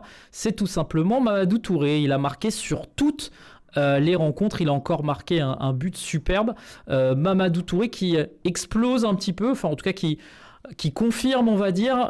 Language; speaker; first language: French; native; French